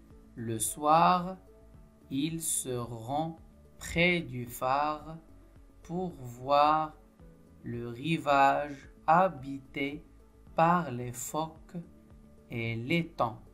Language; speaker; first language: French; non-native, local second language; Arabic